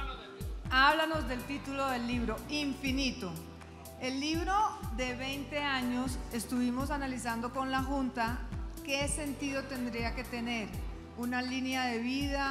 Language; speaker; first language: Spanish; native; Spanish